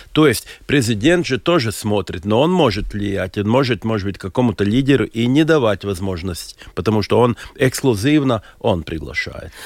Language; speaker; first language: Russian; non-native, local second language; Latvian